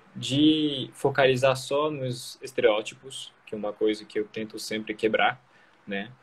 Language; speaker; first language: Portuguese; non-native, fluent; French